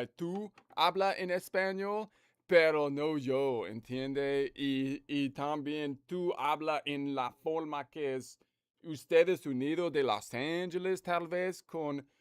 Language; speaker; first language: Spanish; non-native, learner; English